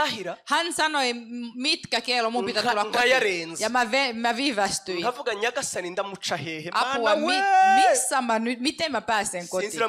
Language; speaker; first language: Finnish; non-native, fluent; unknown